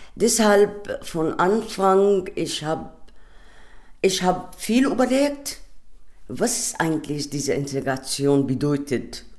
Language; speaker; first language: German; non-native, learner; Arabic